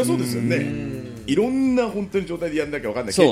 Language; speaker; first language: Japanese; native; Japanese